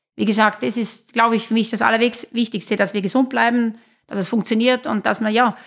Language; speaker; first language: German; native; German